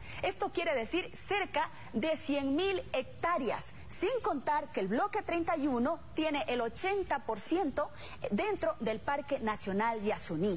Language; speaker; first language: Spanish; native; Spanish